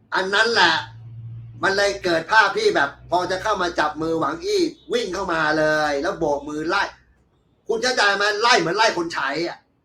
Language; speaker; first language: Thai; native; Thai